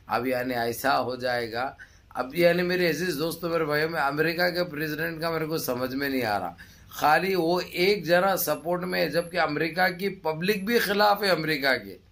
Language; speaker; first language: Urdu; native; Urdu